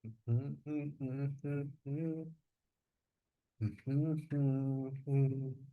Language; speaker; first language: Chinese; non-native, learner; Indonesian